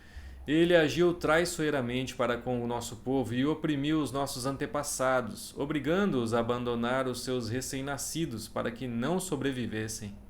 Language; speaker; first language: Portuguese; native; Portuguese